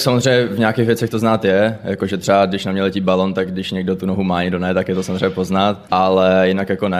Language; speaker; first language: Czech; native; Czech